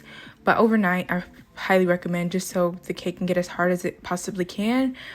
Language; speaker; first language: English; native; English